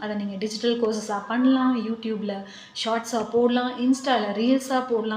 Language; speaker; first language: Tamil; native; Tamil